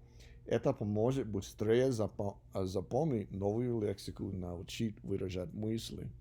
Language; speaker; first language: Russian; non-native, learner; English